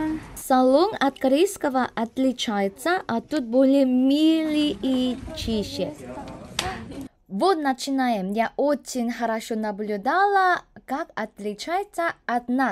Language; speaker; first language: Russian; non-native, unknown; Korean